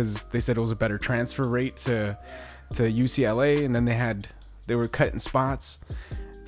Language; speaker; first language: English; early bilingual, other home language; Spanish